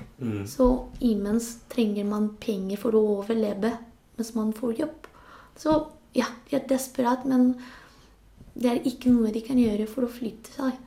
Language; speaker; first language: Norwegian; non-native, local second language; Spanish